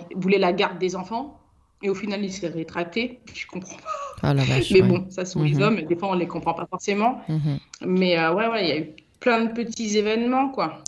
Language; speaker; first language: French; native; French